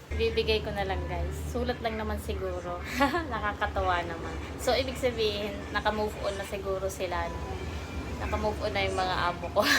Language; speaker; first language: Filipino; non-native, local second language; Bikol